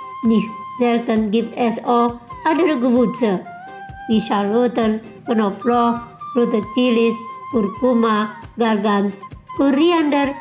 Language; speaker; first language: German; non-native, learner; Indonesian